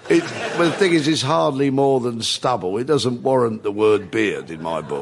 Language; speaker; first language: English; native; English